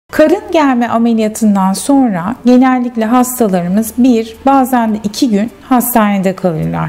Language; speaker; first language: Turkish; native; Turkish